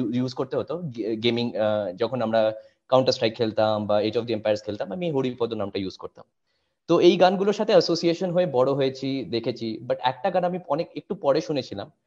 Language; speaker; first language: Bangla; non-native, local second language; Hindi